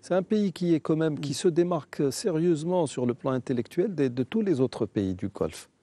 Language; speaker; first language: French; non-native, local second language; Arabic